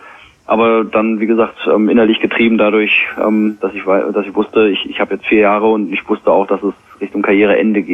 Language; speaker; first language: German; native; German